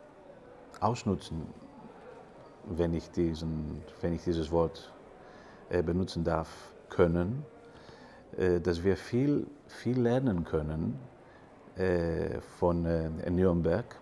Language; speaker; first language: German; non-native, fluent; Greek